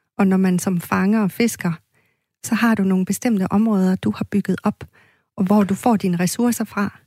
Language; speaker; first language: Danish; native; Danish